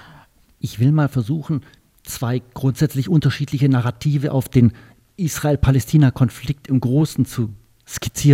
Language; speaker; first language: German; native; German